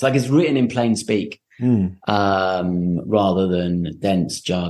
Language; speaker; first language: English; native; English